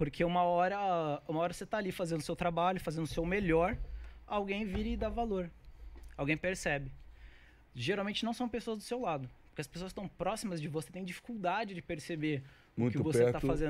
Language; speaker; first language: Portuguese; native; Portuguese